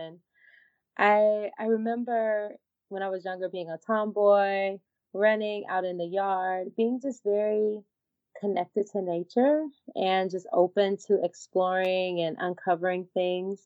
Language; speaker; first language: English; native; English